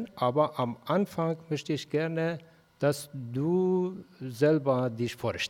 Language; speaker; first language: German; non-native, fluent; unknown